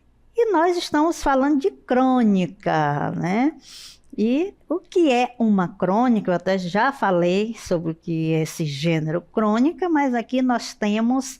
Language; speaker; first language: Portuguese; native; Portuguese